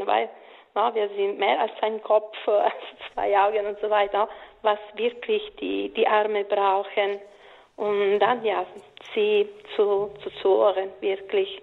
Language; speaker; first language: German; non-native, fluent; Italian